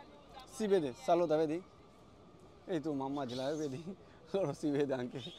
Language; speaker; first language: Italian; non-native, learner; Bangla